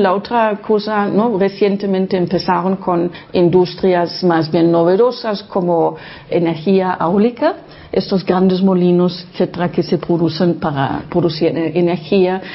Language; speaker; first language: Spanish; non-native, fluent; Low German